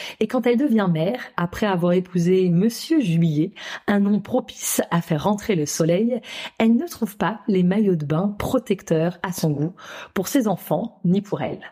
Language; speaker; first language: French; native; French